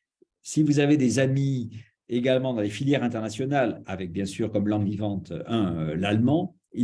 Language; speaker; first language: French; native; French